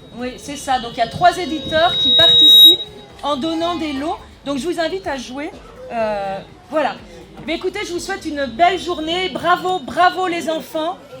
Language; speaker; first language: French; native; French